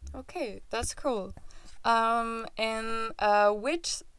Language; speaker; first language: English; non-native, fluent; French